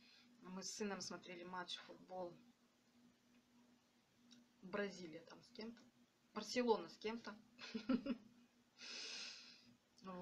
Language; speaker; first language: Russian; native; Russian